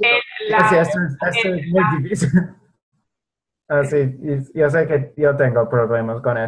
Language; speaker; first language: Spanish; non-native, fluent; English